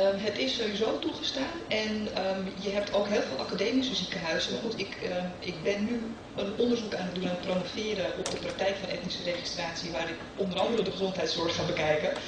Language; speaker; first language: Dutch; early bilingual, other home language; Serbian